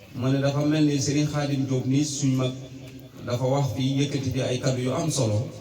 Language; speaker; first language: Wolof; non-native, local second language; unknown